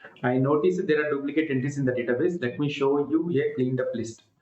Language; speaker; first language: English; non-native, local second language; Telugu